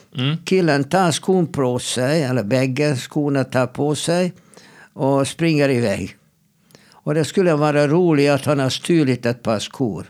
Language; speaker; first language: Swedish; non-native, fluent; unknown